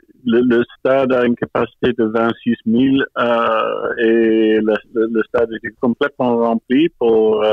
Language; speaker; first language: French; non-native, fluent; English